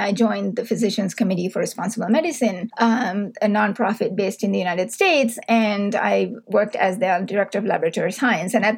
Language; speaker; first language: English; non-native, local second language; Sinhala